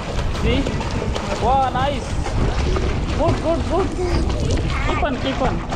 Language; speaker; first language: English; non-native, local second language; Hindi